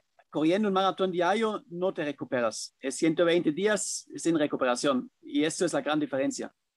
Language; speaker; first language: Spanish; non-native, fluent; German